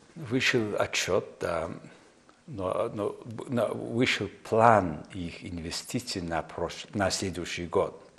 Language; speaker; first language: Russian; non-native, fluent; Mongolian